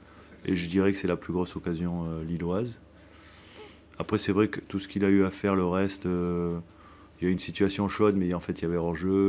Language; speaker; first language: French; native; French